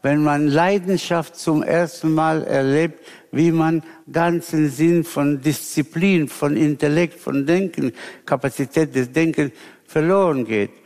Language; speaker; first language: German; non-native, fluent; Spanish